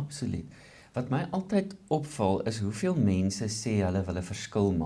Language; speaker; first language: Afrikaans; native; Afrikaans